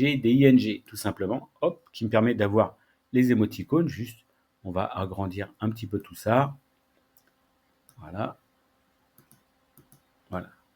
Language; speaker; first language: French; native; French